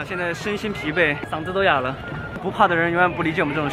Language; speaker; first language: Chinese; native; Chinese